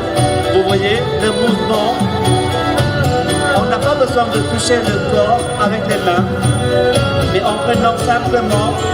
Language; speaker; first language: French; non-native, fluent; Thai